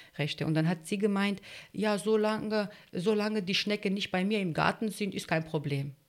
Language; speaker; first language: German; non-native, fluent; Kurdish